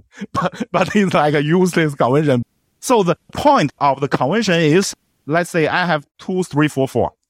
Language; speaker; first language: English; non-native, fluent; Chinese